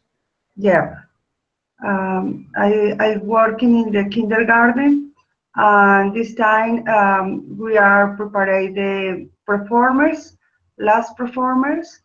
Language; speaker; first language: English; non-native, learner; Spanish